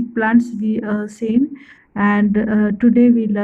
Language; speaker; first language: English; non-native, local second language; Marathi